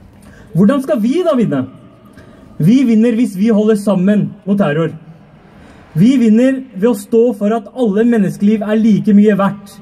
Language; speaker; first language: Norwegian; early bilingual, other home language; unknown